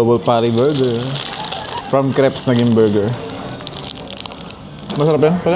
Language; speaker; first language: Filipino; native; Filipino